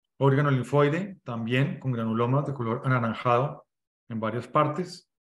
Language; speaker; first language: Spanish; native; Spanish